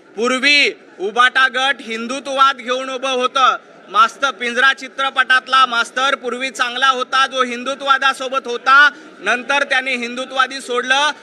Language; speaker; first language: Marathi; native; Marathi